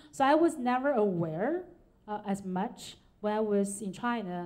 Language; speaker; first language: English; non-native, fluent; Chinese